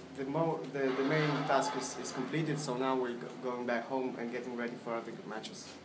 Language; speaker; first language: English; non-native, fluent; Russian